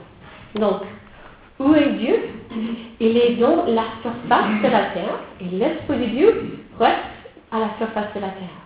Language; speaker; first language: French; non-native, fluent; English